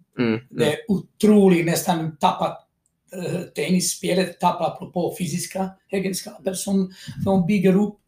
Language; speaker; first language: Swedish; non-native, fluent; Croatian